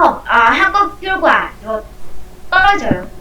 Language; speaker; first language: Korean; non-native, learner; Vietnamese